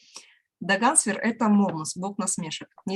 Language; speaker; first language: Russian; native; Russian